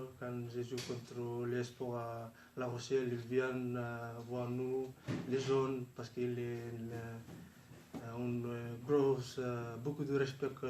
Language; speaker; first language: French; non-native, learner; Fijian